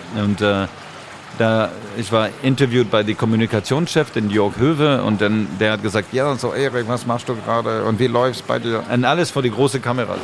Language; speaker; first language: German; non-native, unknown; French